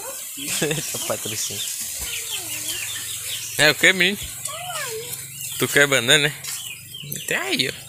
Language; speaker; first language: Portuguese; native; Portuguese